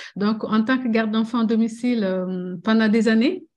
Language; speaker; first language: French; non-native, local second language; Wolof